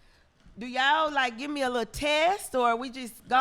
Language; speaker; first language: English; native; English